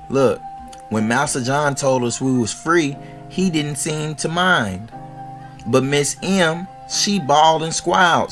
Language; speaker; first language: English; native; English